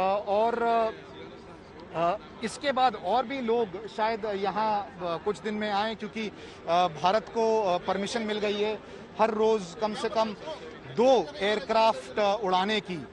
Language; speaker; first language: Hindi; native; Hindi